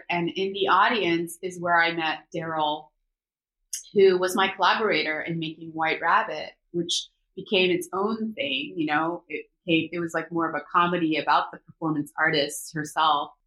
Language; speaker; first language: English; early bilingual, other home language; Korean